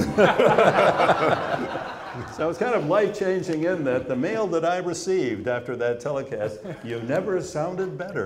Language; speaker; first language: English; native; English